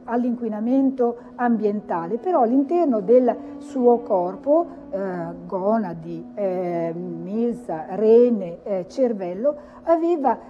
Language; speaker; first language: Italian; native; Italian